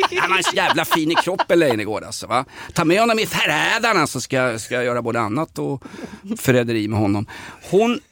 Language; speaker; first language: Swedish; native; Swedish